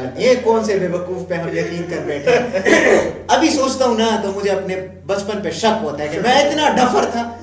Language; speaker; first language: Urdu; non-native, local second language; Pashto